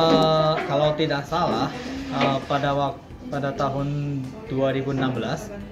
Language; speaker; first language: Indonesian; non-native, fluent; Japanese